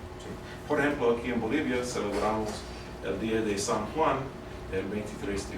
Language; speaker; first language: Spanish; non-native, fluent; English